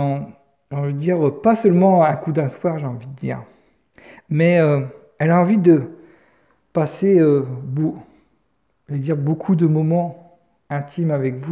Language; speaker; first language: French; native; French